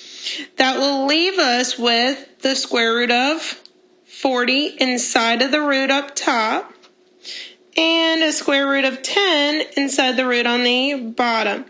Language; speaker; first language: English; native; English